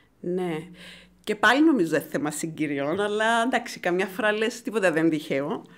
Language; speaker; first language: Greek; native; Greek